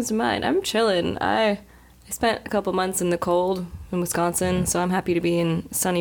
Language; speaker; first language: English; native; English